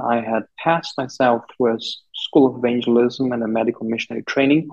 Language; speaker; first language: English; non-native, local second language; German